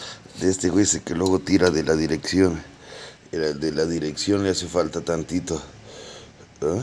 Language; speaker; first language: Spanish; native; Spanish